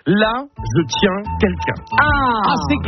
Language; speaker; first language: French; native; French